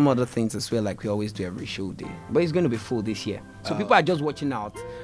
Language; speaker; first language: English; non-native, local second language; Yoruba